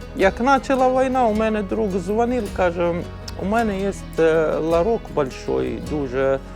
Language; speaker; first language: Ukrainian; non-native, learner; Arabic